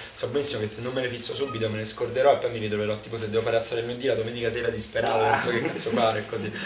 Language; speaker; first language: Italian; native; Italian